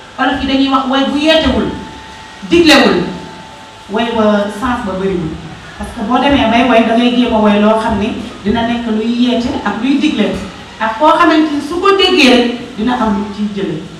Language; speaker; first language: Wolof; non-native, local second language; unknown